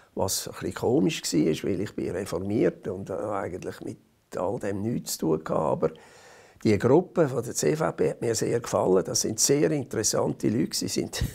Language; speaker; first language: German; native; German